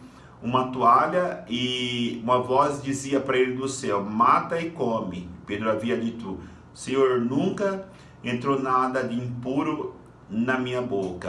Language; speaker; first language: Portuguese; native; Portuguese